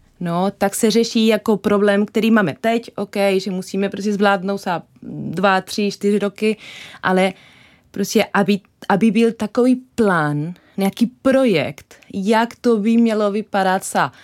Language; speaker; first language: Czech; non-native, fluent; Spanish